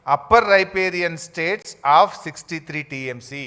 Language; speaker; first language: English; non-native, local second language; Telugu